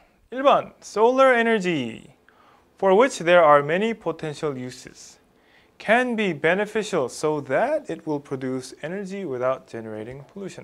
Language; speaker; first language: English; non-native, fluent; Korean